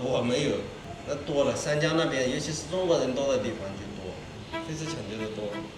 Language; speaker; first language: Chinese; native; Chinese